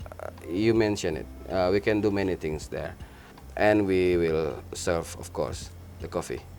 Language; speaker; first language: English; non-native, learner; Indonesian